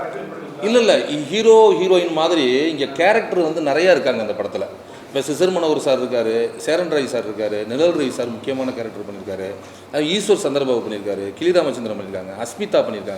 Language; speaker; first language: Tamil; native; Tamil